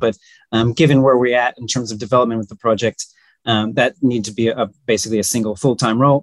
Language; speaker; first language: English; native; English